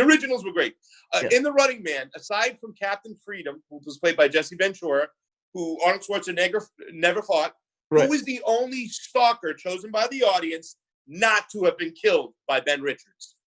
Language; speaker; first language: English; native; English